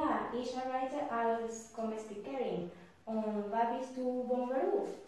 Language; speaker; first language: German; non-native, learner; Spanish